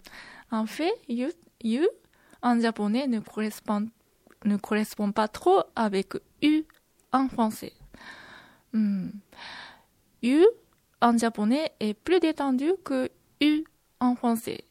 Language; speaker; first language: French; non-native, fluent; Japanese